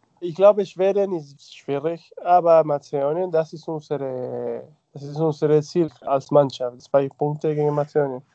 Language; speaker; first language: German; non-native, fluent; Spanish